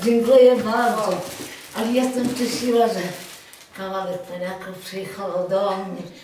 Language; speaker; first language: Polish; early bilingual, heritage; Polish